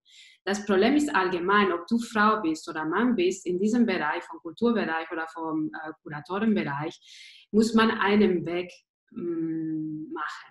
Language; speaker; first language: German; non-native, fluent; Spanish